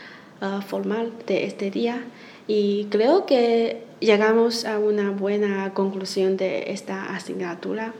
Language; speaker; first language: Spanish; non-native, learner; Chinese